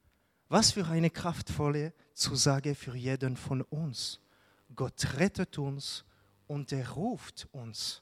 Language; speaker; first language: German; non-native, local second language; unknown